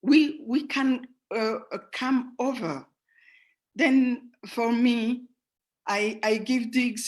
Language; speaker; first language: English; non-native, fluent; Rundi